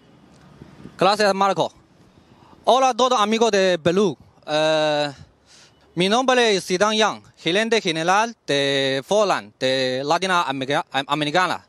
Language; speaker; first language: Spanish; non-native, learner; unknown